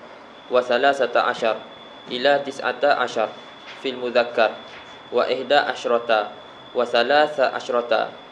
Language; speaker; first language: Arabic; non-native, fluent; Malay